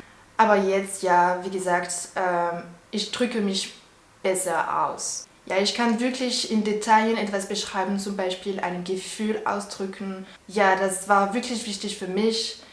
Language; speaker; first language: German; non-native, learner; French